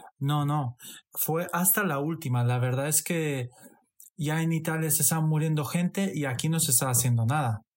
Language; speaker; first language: Spanish; non-native, fluent; Romanian